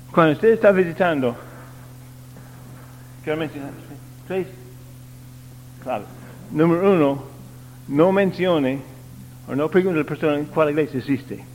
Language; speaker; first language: Spanish; non-native, learner; English